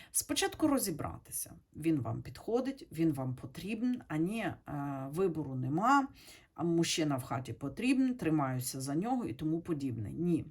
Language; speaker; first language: Ukrainian; non-native, local second language; Russian